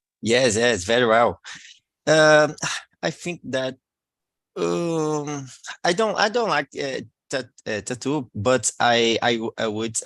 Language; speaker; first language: English; non-native, learner; Portuguese